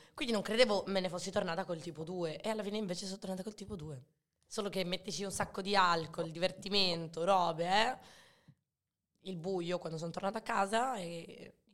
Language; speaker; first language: Italian; early bilingual, other home language; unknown